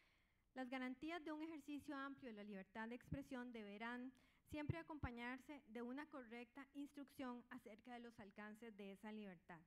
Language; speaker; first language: Spanish; native; Spanish